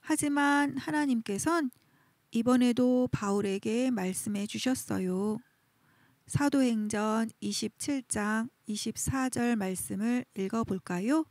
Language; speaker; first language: Korean; native; Korean